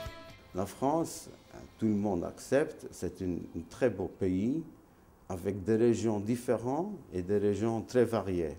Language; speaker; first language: French; non-native, fluent; Maltese